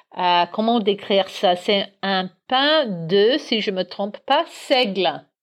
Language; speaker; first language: French; non-native, fluent; English